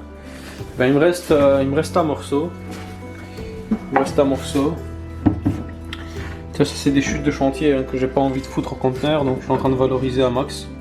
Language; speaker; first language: French; native; French